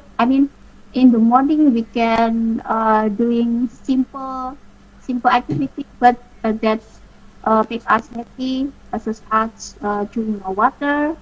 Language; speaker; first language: English; non-native, learner; Indonesian